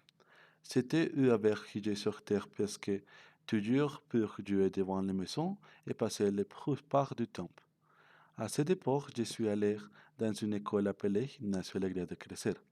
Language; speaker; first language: French; non-native, learner; Spanish